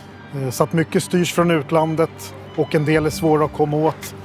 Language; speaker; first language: Swedish; native; Swedish